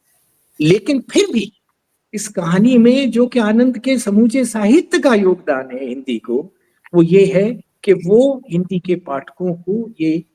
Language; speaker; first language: Hindi; native; Hindi